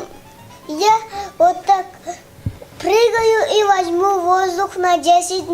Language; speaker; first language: Russian; non-native, local second language; Tajik